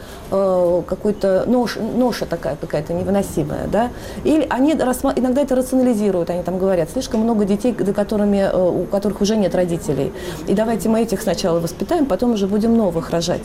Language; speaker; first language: Russian; native; Russian